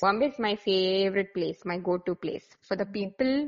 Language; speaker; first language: English; non-native, local second language; Malayalam